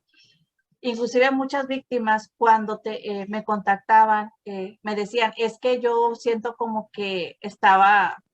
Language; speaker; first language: Spanish; native; Spanish